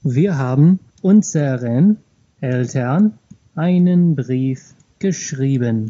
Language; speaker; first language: German; non-native, fluent; English